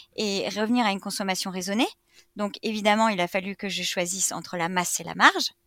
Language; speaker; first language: French; native; French